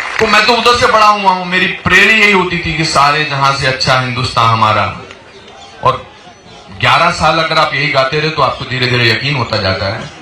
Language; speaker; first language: Hindi; native; Hindi